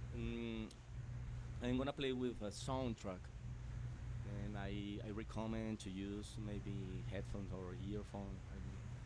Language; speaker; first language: English; non-native, learner; Spanish